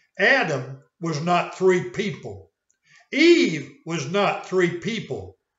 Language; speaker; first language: English; native; English